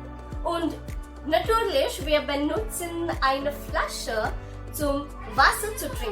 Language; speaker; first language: German; non-native, learner; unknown